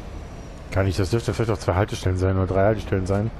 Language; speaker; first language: German; native; German